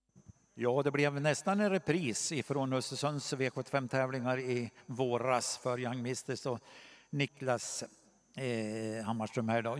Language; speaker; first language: Swedish; native; Swedish